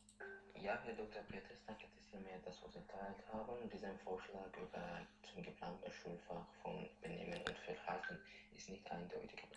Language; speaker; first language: German; non-native, learner; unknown